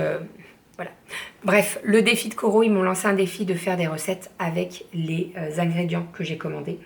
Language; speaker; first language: French; native; French